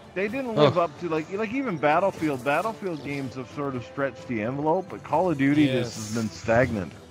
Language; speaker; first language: English; native; English